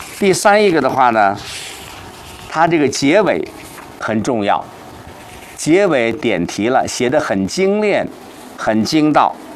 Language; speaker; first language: Chinese; native; Chinese